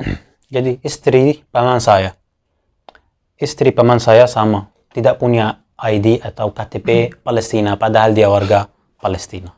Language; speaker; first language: Indonesian; non-native, fluent; Arabic